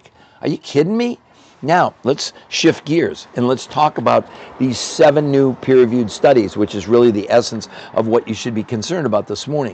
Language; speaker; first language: English; native; English